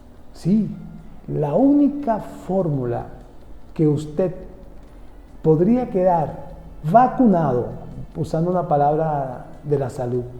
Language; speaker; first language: Spanish; native; Spanish